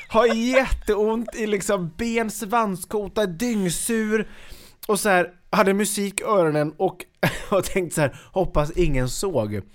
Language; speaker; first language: Swedish; native; Swedish